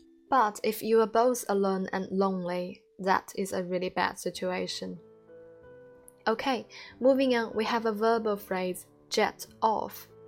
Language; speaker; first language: English; non-native, fluent; Chinese